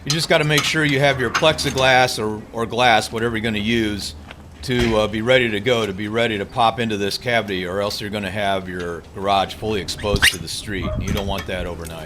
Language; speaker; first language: English; native; English